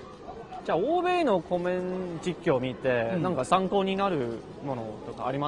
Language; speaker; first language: Japanese; non-native, learner; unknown